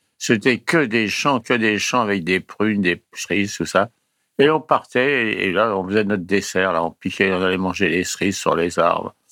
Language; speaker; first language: French; early bilingual, other home language; Italian